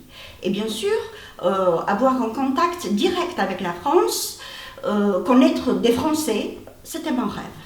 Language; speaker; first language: French; non-native, fluent; Albanian